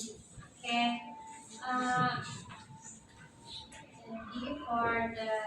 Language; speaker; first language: English; non-native, learner; Indonesian